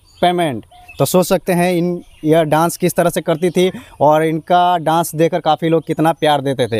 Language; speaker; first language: Hindi; native; Hindi